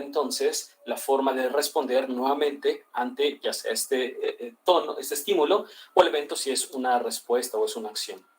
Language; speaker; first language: Spanish; native; Spanish